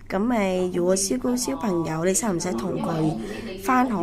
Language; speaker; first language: Cantonese; native; Cantonese